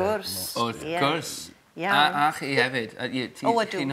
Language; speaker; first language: Welsh; non-native, local second language; English